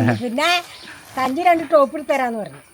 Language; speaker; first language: Malayalam; native; Malayalam